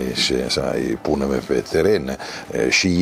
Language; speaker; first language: Romanian; non-native, learner; Italian